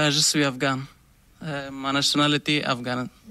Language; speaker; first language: French; non-native, learner; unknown